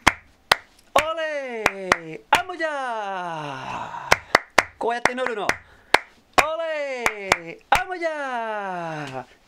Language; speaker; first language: Japanese; non-native, fluent; Spanish